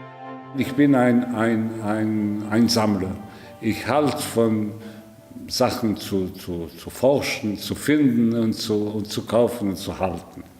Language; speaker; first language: German; non-native, learner; French